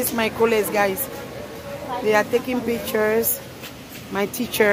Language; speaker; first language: English; non-native, learner; French